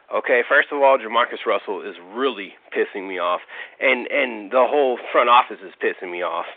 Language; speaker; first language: English; native; English